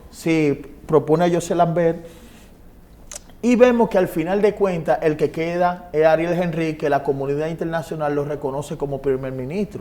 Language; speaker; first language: Spanish; native; Spanish